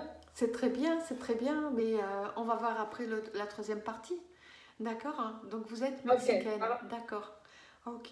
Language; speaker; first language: French; native; French